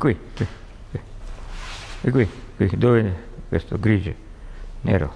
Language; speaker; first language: Italian; non-native, learner; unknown